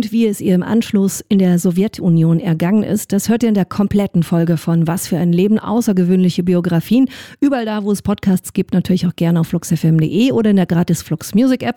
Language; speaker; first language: German; native; German